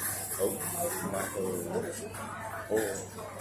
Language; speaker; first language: Cantonese; native; Cantonese